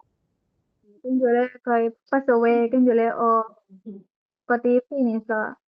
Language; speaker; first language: Cantonese; non-native, learner; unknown